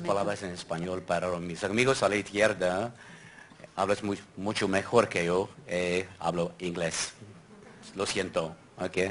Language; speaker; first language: Spanish; non-native, learner; English